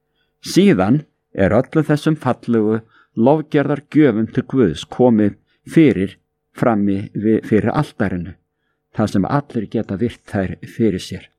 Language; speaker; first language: Icelandic; native; Icelandic